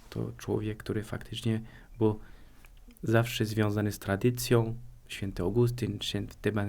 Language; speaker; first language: Polish; non-native, fluent; French